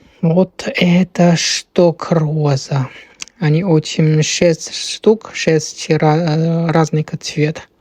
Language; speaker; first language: Russian; non-native, learner; Chinese